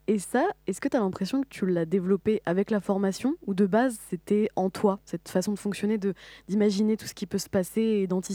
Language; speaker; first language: French; native; French